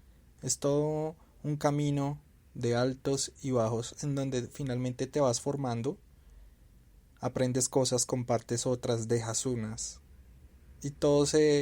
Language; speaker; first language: Spanish; native; Spanish